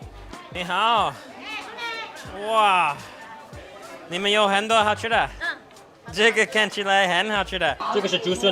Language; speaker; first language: Chinese; non-native, learner; English